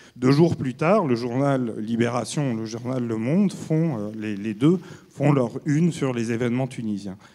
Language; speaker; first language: French; native; French